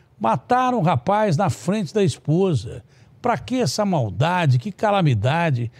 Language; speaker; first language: Portuguese; native; Portuguese